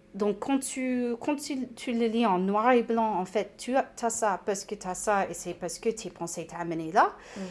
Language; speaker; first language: French; non-native, fluent; English